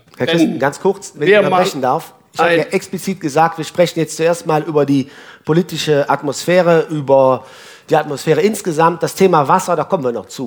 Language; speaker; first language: German; native; German